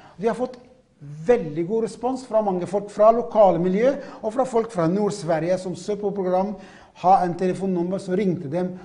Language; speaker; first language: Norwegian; non-native, fluent; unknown